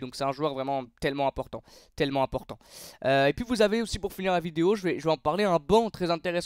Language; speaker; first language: French; native; French